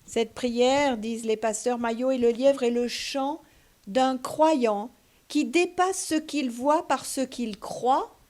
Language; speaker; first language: French; native; French